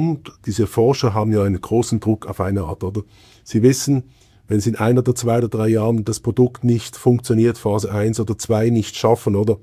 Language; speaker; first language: German; native; German